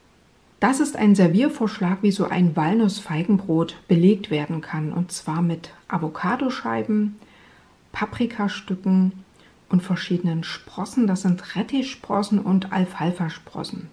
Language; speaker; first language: German; native; German